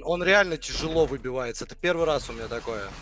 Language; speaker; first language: Russian; native; Russian